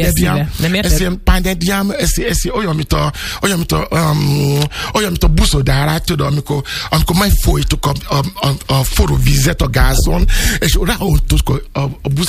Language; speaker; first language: Hungarian; non-native, fluent; Yoruba